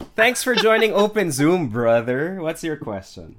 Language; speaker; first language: English; non-native, local second language; Filipino